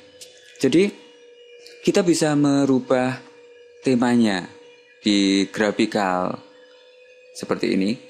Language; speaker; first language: Indonesian; non-native, local second language; Javanese